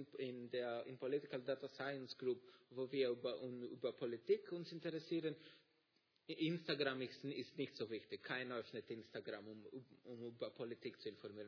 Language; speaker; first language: German; non-native, fluent; Greek